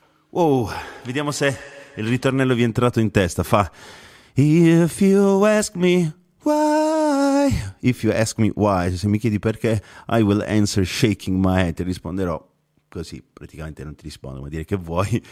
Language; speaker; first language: Italian; native; Italian